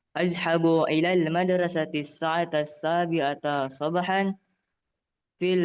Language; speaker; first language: Arabic; non-native, learner; Indonesian